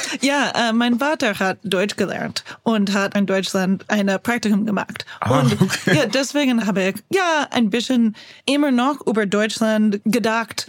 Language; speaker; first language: German; non-native, learner; English